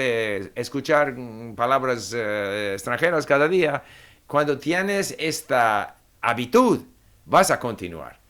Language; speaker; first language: Spanish; non-native, fluent; English